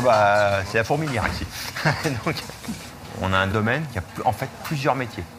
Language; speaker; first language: French; native; French